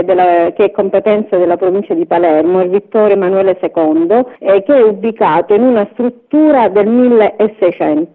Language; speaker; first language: Italian; native; Italian